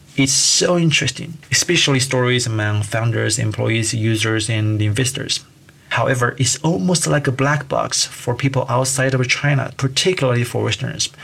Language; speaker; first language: English; non-native, fluent; Chinese